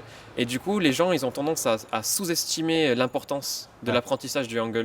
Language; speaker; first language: French; native; French